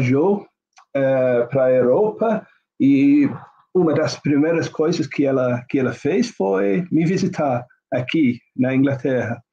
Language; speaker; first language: Portuguese; non-native, fluent; English